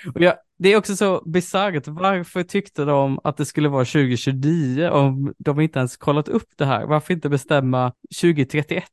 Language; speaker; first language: Swedish; native; Swedish